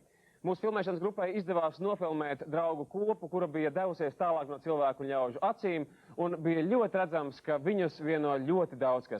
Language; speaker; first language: Latvian; native; Latvian